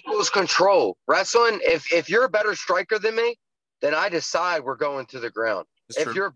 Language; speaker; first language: English; native; English